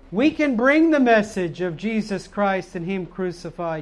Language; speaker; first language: English; native; English